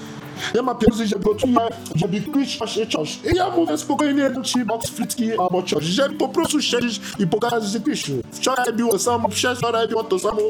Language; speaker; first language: Polish; non-native, learner; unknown